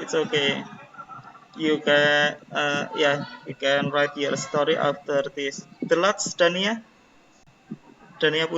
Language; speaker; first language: English; non-native, learner; Indonesian